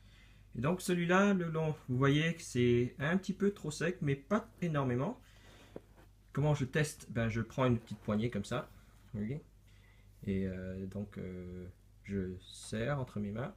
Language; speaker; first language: French; native; French